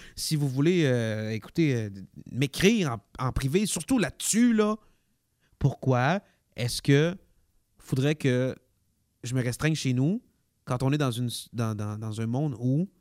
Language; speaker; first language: French; native; French